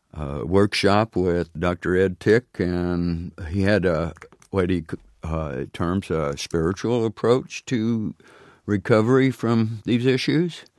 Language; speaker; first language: English; native; English